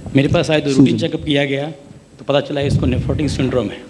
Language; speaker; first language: Hindi; native; Hindi